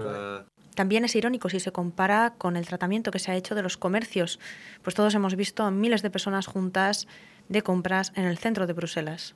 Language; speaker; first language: Spanish; native; Spanish